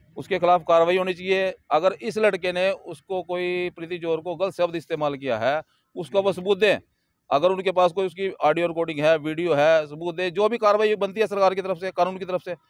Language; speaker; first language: Hindi; native; Hindi